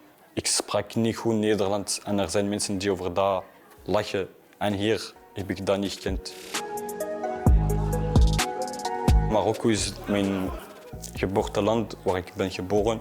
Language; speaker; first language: Dutch; non-native, fluent; Arabic